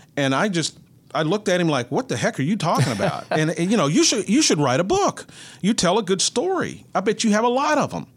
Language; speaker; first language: English; native; English